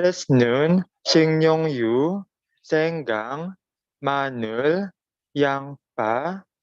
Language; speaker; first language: Korean; non-native, learner; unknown